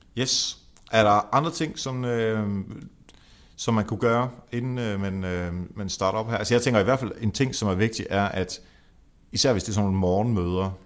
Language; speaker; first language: Danish; native; Danish